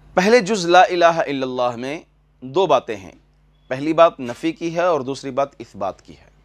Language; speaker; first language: Urdu; native; Urdu